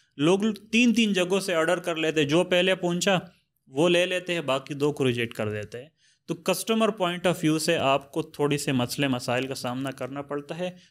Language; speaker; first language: Urdu; non-native, local second language; Pashto